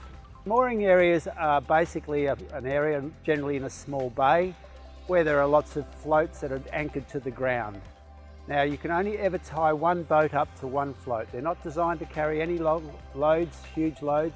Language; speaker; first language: English; native; English